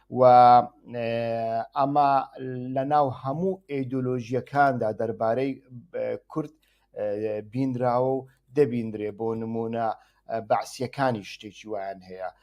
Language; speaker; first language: Central Kurdish; native; Central Kurdish